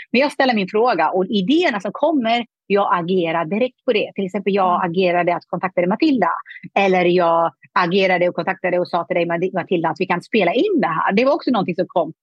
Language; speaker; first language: Swedish; non-native, fluent; Persian